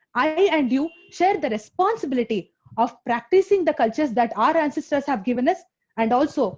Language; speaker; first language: English; non-native, local second language; Kannada